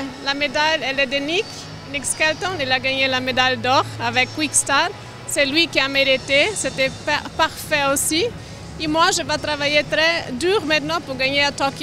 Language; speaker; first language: French; non-native, learner; Portuguese